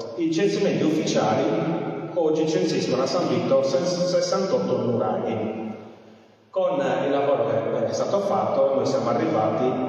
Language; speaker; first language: Italian; native; Italian